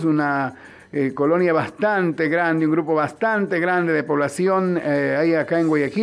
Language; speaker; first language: Spanish; native; Spanish